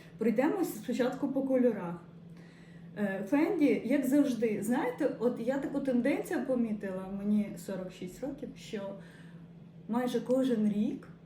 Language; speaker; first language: Ukrainian; non-native, local second language; Russian